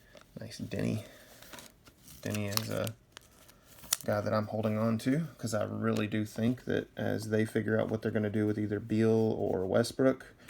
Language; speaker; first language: English; native; English